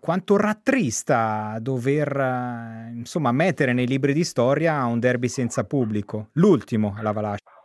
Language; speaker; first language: Italian; native; Italian